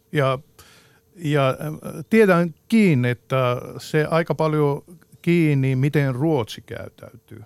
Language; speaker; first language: Finnish; non-native, fluent; Georgian